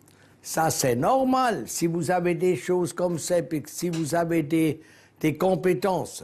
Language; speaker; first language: French; non-native, local second language; German